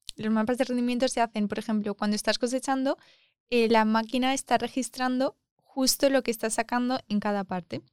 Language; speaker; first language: Spanish; native; Spanish